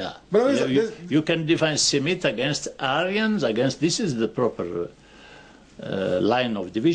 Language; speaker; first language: English; non-native, fluent; Arabic